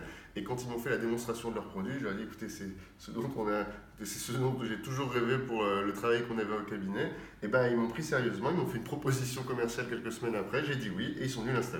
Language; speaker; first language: French; native; French